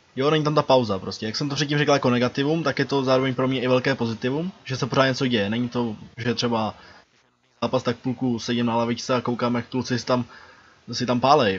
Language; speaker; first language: Czech; native; Czech